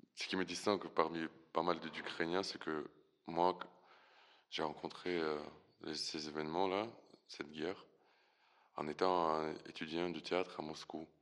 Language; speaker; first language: French; non-native, fluent; Russian